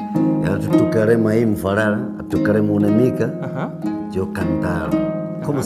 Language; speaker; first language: Catalan; non-native, learner; Mandingo